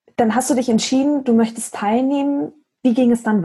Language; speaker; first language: German; native; German